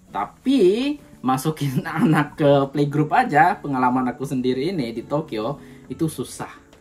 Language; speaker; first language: Indonesian; native; Indonesian